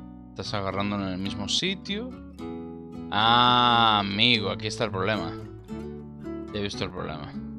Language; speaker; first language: Spanish; native; Spanish